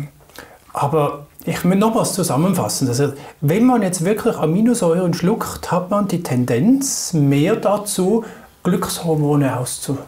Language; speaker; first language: German; native; German